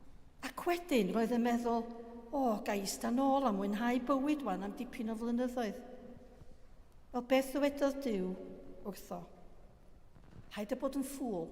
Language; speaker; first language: Welsh; native; Welsh